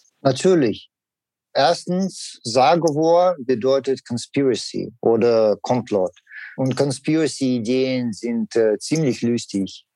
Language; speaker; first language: German; non-native, learner; Russian